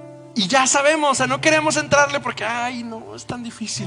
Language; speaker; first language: Spanish; native; Spanish